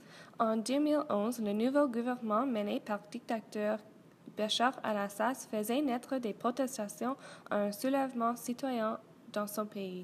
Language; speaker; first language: French; non-native, learner; English